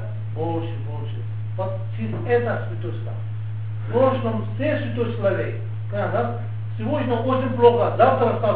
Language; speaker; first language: Russian; non-native, learner; Tibetan